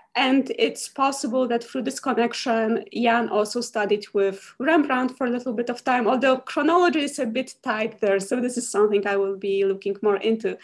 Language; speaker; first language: English; non-native, fluent; Polish